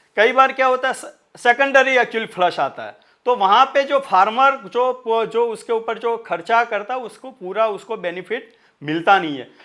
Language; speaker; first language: Hindi; non-native, local second language; Marathi